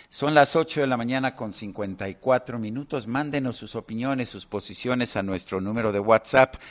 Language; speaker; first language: Spanish; native; Spanish